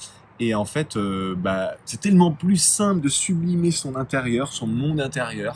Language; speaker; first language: French; native; French